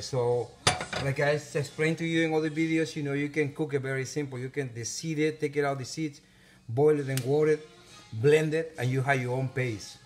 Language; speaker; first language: English; non-native, fluent; Spanish